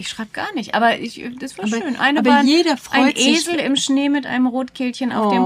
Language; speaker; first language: German; native; German